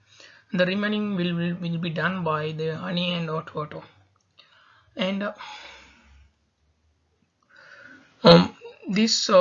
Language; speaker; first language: English; non-native, local second language; Tamil